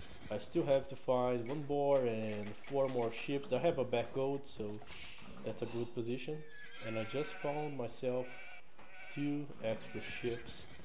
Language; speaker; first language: English; non-native, fluent; Portuguese